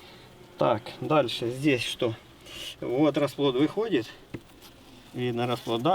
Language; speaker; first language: Russian; native; Russian